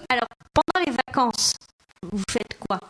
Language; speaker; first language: French; native; French